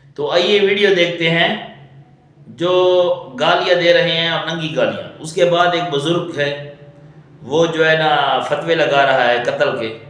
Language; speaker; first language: Urdu; non-native, local second language; Pashto